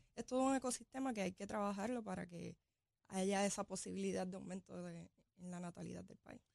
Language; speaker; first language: Spanish; native; Spanish